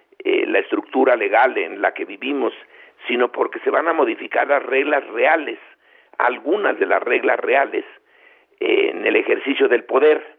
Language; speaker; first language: Spanish; native; Spanish